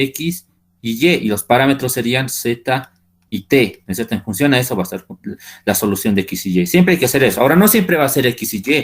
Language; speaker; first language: Spanish; native; Spanish